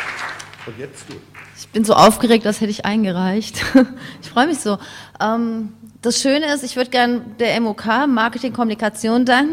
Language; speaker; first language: German; native; German